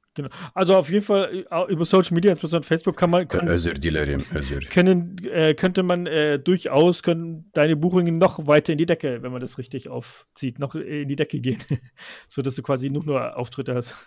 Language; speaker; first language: German; early bilingual, other home language; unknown